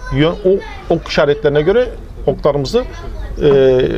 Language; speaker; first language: Turkish; native; Turkish